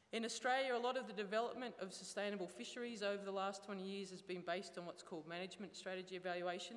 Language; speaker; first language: English; native; English